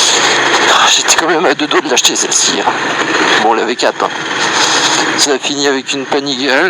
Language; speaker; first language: French; native; French